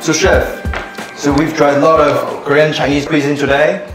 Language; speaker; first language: English; non-native, fluent; Korean